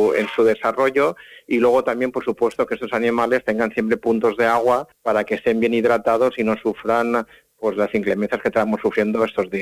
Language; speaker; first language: Spanish; native; Spanish